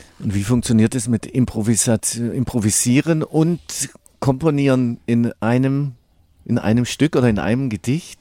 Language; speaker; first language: German; native; German